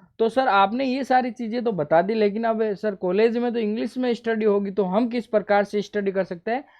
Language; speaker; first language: Hindi; native; Hindi